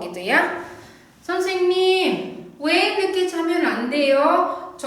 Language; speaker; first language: Korean; non-native, fluent; Indonesian